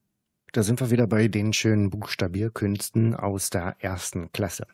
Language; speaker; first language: German; native; German